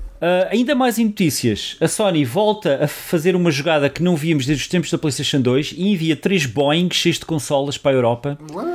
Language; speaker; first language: Portuguese; native; Portuguese